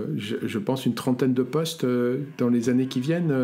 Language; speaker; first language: French; native; French